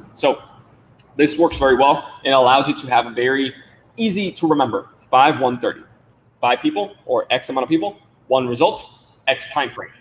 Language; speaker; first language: English; non-native, fluent; Spanish